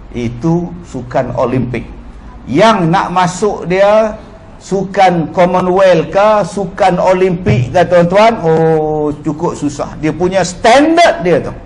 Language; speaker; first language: Malay; native; Malay